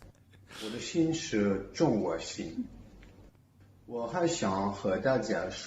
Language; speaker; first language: Chinese; non-native, fluent; French